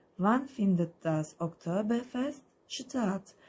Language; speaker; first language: German; non-native, fluent; Turkish